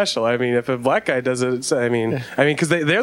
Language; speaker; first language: English; native; English